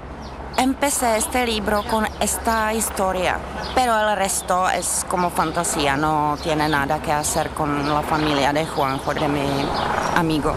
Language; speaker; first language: Spanish; non-native, fluent; Czech